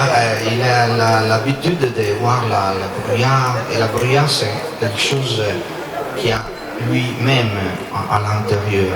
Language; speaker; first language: French; non-native, learner; Italian